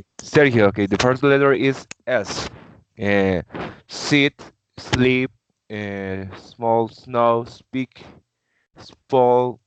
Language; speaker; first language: English; non-native, learner; Spanish